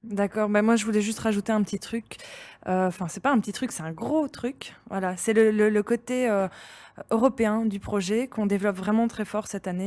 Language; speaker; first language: French; native; French